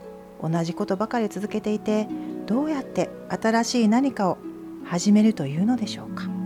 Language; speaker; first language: Japanese; native; Japanese